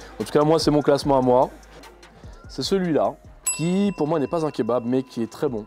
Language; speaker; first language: French; native; French